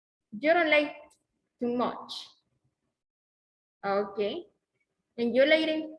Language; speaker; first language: English; non-native, fluent; Spanish